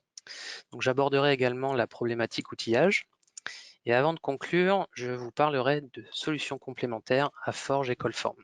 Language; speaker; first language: French; native; French